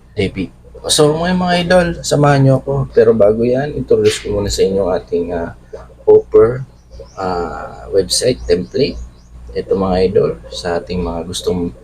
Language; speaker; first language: Filipino; non-native, local second language; Bikol